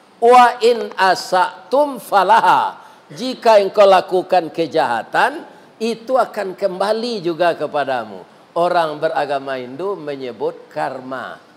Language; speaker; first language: Malay; non-native, local second language; Minangkabau